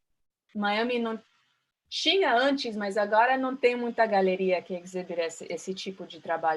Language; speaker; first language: Portuguese; early bilingual, heritage; Portuguese